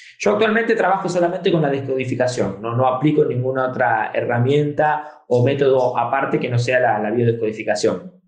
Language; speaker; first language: Spanish; native; Spanish